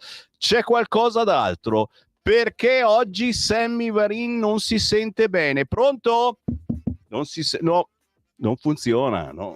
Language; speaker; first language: Italian; native; Italian